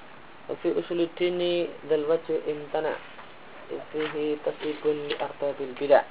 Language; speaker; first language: Arabic; non-native, fluent; Indonesian